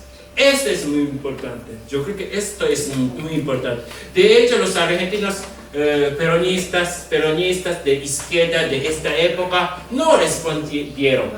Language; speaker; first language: Spanish; non-native, fluent; Japanese